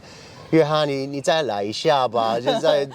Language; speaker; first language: Chinese; non-native, fluent; English